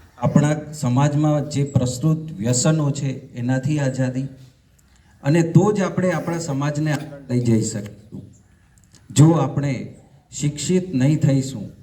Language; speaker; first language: Gujarati; non-native, local second language; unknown